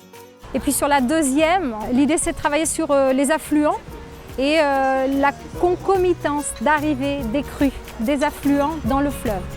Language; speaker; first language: French; native; French